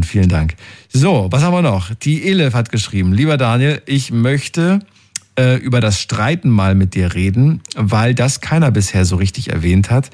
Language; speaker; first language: German; native; German